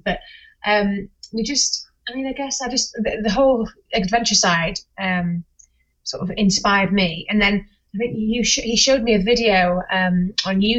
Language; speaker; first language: English; native; English